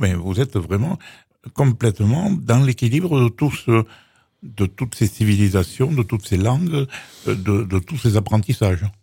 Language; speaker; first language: French; native; French